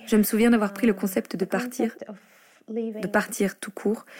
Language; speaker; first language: French; non-native, fluent; Arabic